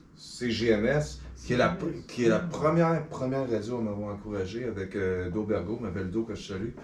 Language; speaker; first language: French; native; French